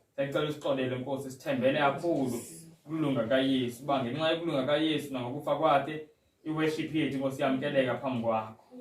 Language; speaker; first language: Zulu; native; Zulu